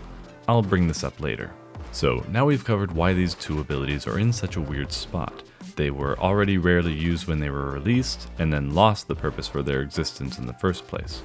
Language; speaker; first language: English; native; English